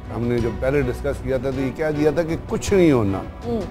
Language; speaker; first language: Urdu; native; Urdu